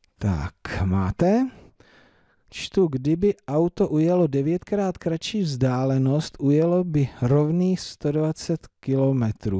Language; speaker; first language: Czech; native; Czech